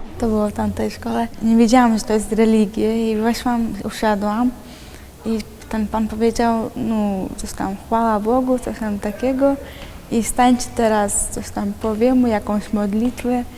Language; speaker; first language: Polish; non-native, fluent; Chechen